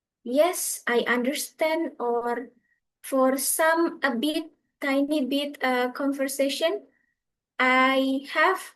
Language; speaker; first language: English; non-native, fluent; Indonesian